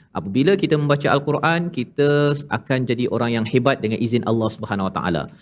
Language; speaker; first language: Malay; native; Malay